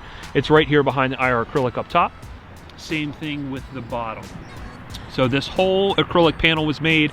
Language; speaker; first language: English; native; English